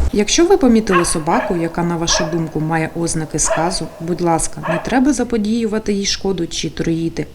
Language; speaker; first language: Ukrainian; native; Ukrainian